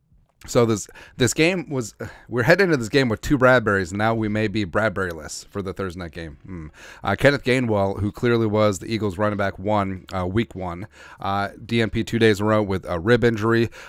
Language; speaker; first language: English; native; English